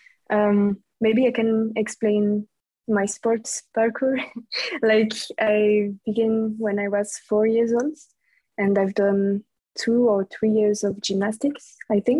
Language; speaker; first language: English; non-native, fluent; French